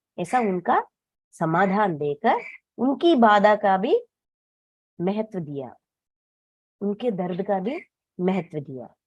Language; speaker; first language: Hindi; non-native, local second language; Telugu